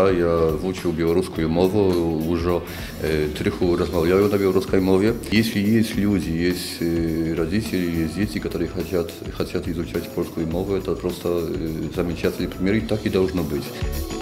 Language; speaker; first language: Russian; non-native, learner; Polish